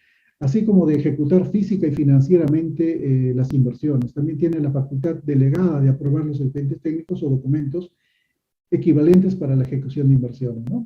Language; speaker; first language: Spanish; native; Spanish